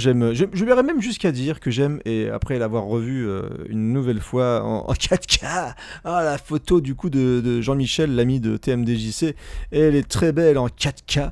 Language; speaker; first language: French; native; French